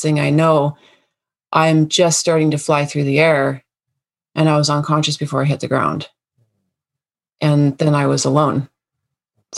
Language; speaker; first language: English; native; English